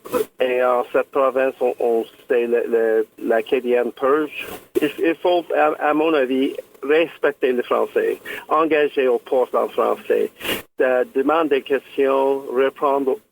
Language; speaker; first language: French; non-native, local second language; English